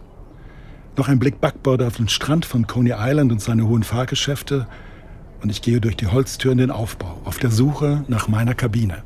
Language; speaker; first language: German; native; German